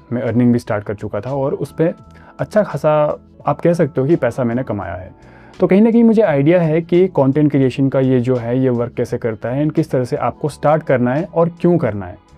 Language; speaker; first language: Hindi; non-native, local second language; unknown